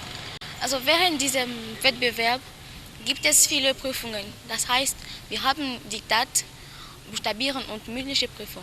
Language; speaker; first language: German; non-native, learner; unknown